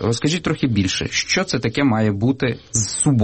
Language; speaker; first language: Ukrainian; native; Ukrainian